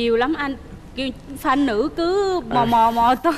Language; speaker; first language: Vietnamese; native; Vietnamese